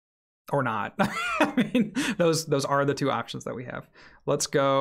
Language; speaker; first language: English; native; English